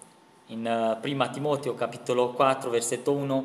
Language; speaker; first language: Italian; non-native, fluent; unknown